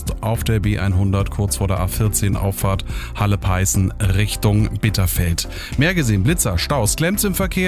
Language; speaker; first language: German; native; German